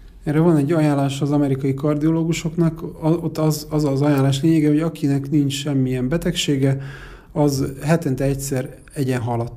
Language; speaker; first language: Hungarian; native; Hungarian